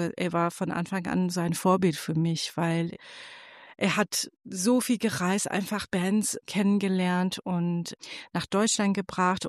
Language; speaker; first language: German; non-native, fluent; Persian